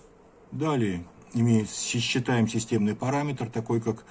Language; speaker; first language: Russian; native; Russian